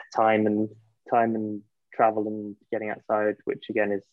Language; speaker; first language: English; native; English